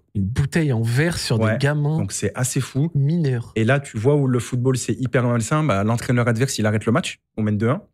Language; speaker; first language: French; native; French